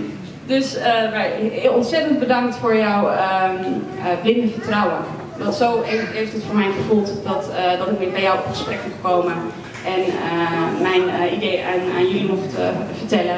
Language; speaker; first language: Dutch; native; Dutch